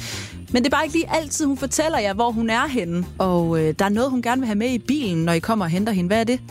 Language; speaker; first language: Danish; native; Danish